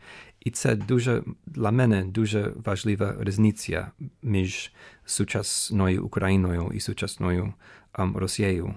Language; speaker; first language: Ukrainian; non-native, fluent; English